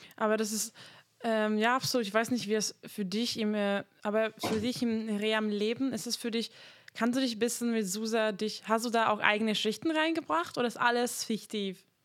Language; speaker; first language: German; non-native, fluent; Hungarian